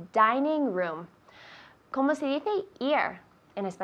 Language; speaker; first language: Spanish; non-native, fluent; English